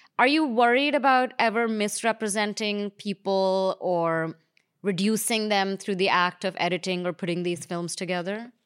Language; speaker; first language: English; native; English